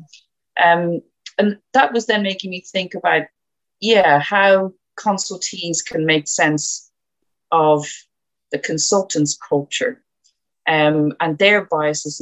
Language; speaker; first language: English; native; English